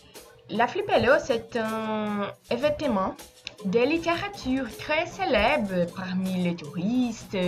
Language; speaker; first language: French; non-native, learner; Portuguese